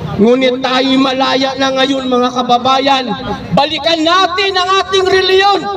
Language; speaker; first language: Filipino; non-native, local second language; Cebuano